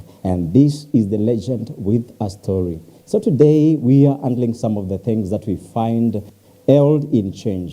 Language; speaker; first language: English; non-native, local second language; Swahili